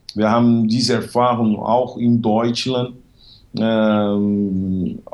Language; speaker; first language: German; non-native, fluent; Portuguese